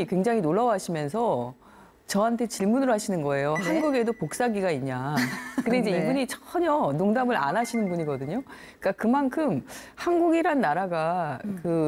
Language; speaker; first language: Korean; native; Korean